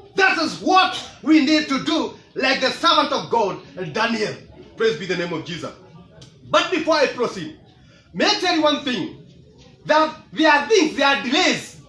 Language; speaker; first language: English; non-native, local second language; Swahili